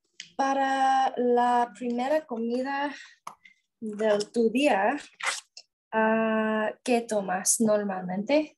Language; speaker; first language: Spanish; non-native, learner; English